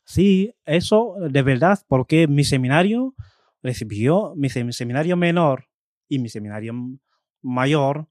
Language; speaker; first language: Spanish; non-native, fluent; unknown